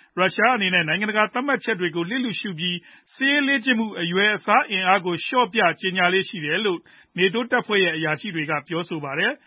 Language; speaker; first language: Burmese; native; Burmese